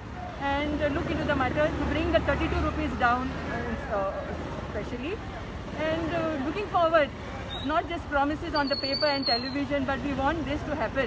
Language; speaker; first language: English; non-native, local second language; Konkani